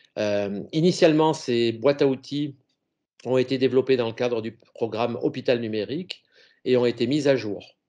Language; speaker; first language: French; native; French